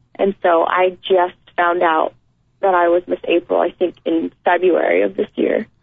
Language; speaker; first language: English; native; English